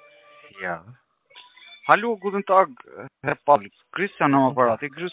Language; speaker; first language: German; non-native, learner; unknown